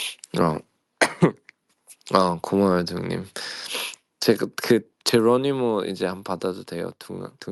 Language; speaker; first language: Korean; early bilingual, heritage; Korean